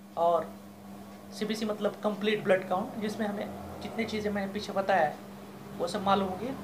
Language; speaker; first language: Hindi; native; Hindi